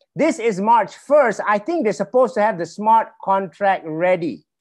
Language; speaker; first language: English; non-native, local second language; Malay